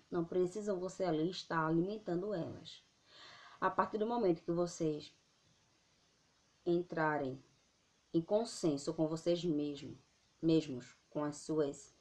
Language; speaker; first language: Portuguese; native; Portuguese